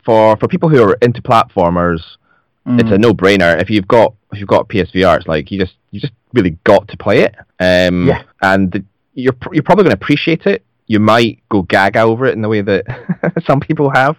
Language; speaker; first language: English; native; English